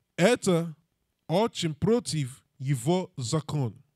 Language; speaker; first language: Russian; non-native, learner; English